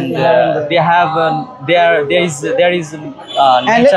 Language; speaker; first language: English; non-native, learner; Bangla